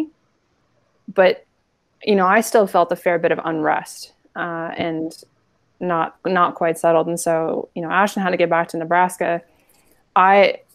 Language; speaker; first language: English; native; English